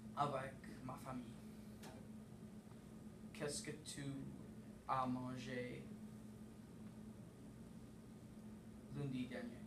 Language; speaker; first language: French; non-native, learner; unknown